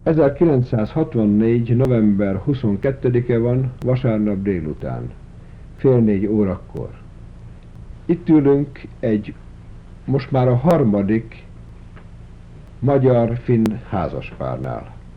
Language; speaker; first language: Hungarian; native; Hungarian